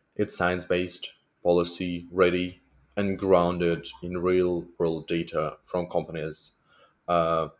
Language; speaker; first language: English; non-native, fluent; Russian